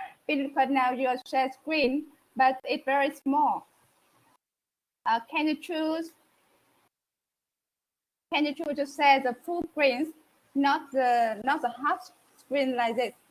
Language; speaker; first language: English; non-native, fluent; Vietnamese